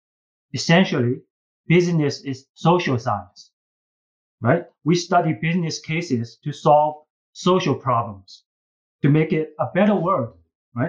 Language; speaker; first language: English; non-native, fluent; Chinese